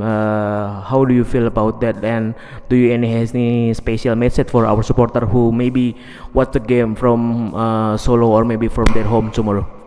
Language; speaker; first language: English; non-native, learner; Indonesian